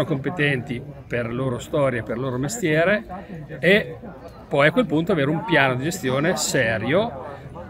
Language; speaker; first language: Italian; native; Italian